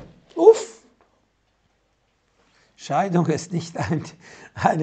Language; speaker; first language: German; non-native, fluent; Arabic